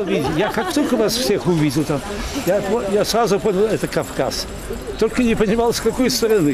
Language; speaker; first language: Russian; early bilingual, heritage; Russian